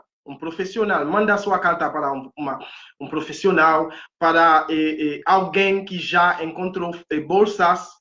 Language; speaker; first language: Portuguese; non-native, fluent; Haitian Creole